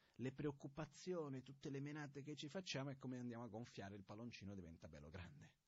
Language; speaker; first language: Italian; non-native, fluent; Portuguese